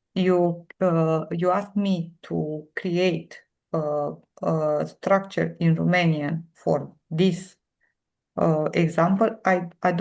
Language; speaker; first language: English; non-native, learner; Romanian